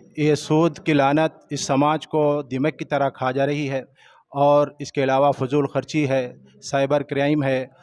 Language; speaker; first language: Urdu; native; Urdu